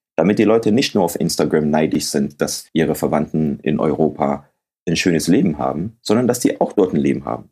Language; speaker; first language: German; early bilingual, other home language; Akan